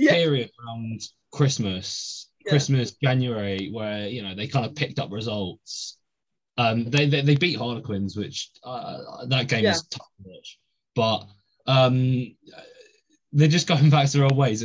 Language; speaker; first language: English; native; English